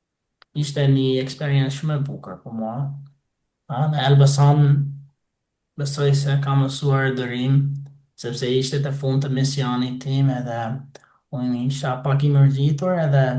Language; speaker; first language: Albanian; non-native, fluent; English